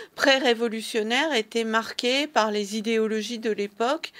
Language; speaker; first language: French; early bilingual, other home language; Persian